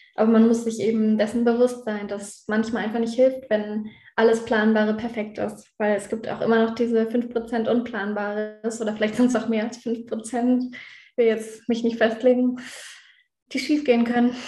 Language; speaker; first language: German; native; German